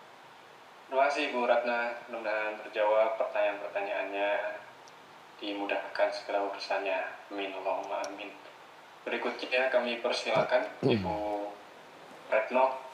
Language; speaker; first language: Malay; native; Malay